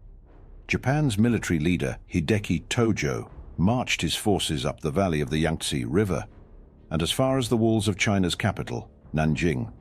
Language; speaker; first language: English; native; English